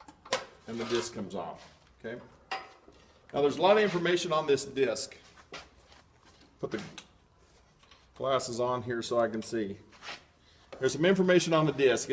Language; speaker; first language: English; native; English